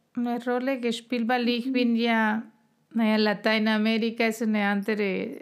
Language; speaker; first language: German; non-native, fluent; Spanish